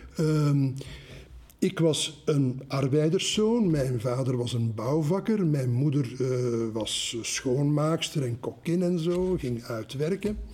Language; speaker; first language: Dutch; native; Dutch